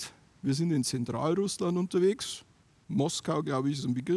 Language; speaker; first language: German; native; German